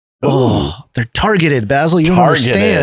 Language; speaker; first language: English; native; English